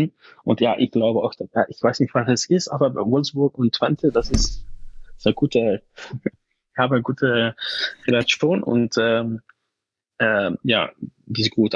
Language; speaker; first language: German; non-native, fluent; Dutch